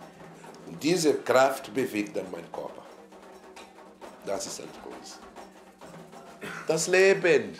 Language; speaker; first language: German; non-native, fluent; Portuguese